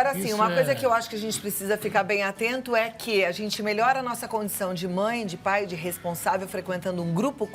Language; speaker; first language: Portuguese; native; Portuguese